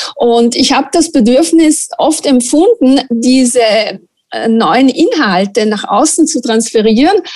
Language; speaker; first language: German; non-native, fluent; Italian